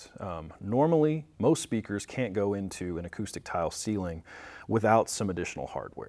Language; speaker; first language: English; native; English